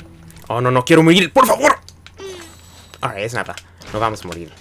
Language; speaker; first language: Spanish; early bilingual, heritage; Spanish